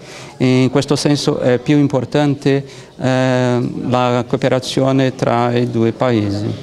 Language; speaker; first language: Italian; non-native, fluent; Portuguese